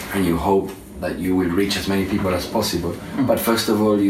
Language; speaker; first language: English; non-native, fluent; Spanish